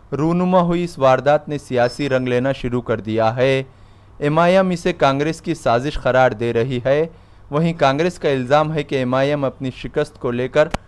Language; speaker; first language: Urdu; native; Urdu